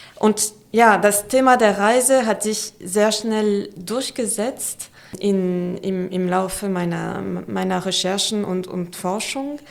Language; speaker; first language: German; non-native, fluent; French